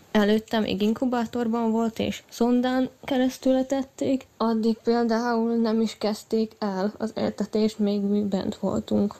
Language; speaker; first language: Hungarian; native; Hungarian